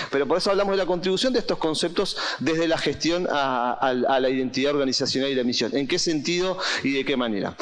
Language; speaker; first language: Spanish; native; Spanish